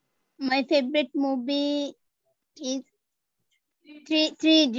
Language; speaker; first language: English; non-native, learner; Bangla